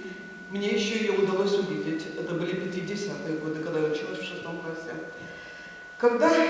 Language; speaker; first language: Russian; native; Russian